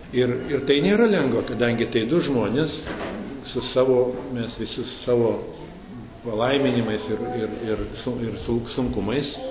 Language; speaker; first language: Lithuanian; early bilingual, heritage; Lithuanian